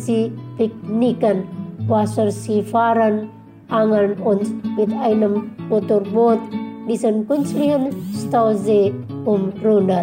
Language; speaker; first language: German; non-native, fluent; Indonesian